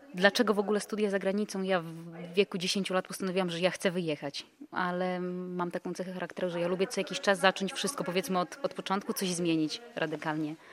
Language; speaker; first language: Polish; native; Polish